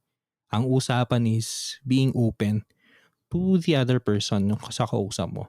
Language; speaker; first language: Filipino; native; Filipino